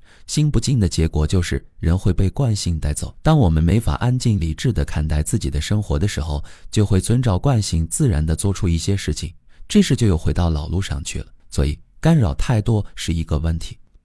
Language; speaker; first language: Chinese; native; Chinese